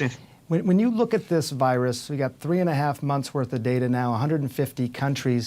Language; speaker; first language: English; native; English